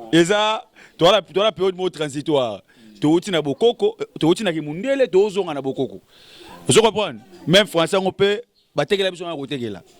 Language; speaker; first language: Lingala; non-native, local second language; Luba-Lulua